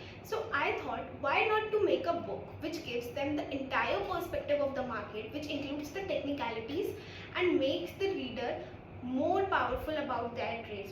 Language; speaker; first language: English; non-native, local second language; Hindi